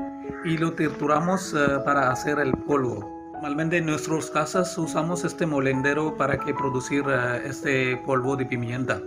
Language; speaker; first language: Spanish; non-native, learner; Malayalam